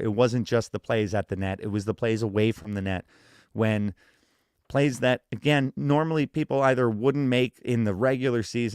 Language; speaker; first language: English; native; English